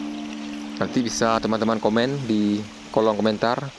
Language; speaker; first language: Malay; non-native, local second language; Achinese